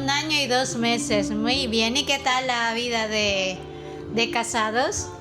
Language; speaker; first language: Spanish; non-native, fluent; Filipino